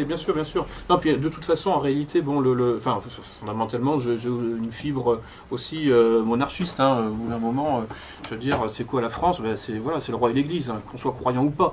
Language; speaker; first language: French; native; French